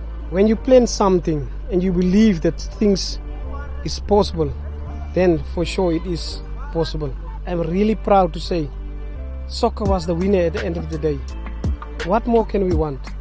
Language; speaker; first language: English; non-native, local second language; Afrikaans